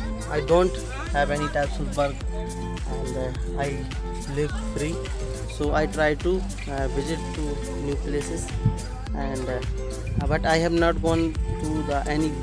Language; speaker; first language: English; non-native, local second language; Hindi